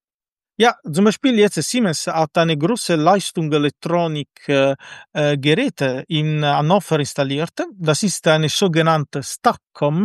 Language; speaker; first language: German; non-native, fluent; Italian